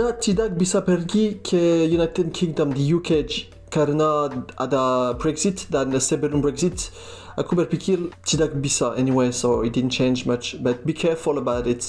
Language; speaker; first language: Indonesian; non-native, learner; French